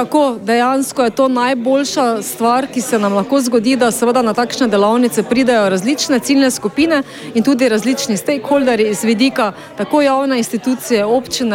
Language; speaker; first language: Slovenian; native; Slovenian